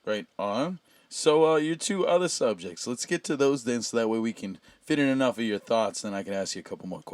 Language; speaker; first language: English; native; English